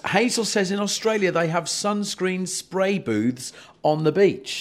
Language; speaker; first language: English; native; English